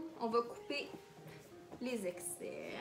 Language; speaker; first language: French; native; French